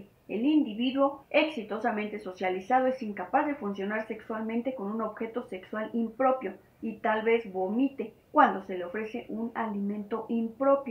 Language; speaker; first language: Spanish; native; Spanish